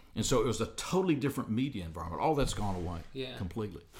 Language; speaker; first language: English; native; English